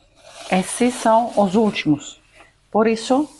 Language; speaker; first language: Portuguese; non-native, fluent; Greek